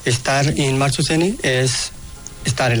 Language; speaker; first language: Spanish; non-native, learner; Arabic